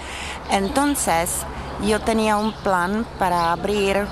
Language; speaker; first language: Spanish; non-native, learner; Czech